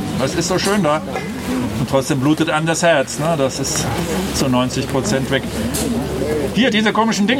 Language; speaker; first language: German; native; German